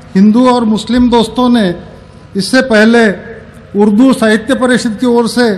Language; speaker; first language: Hindi; non-native, local second language; Marathi